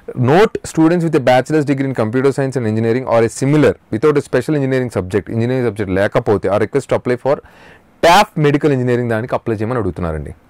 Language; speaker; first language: English; non-native, local second language; Telugu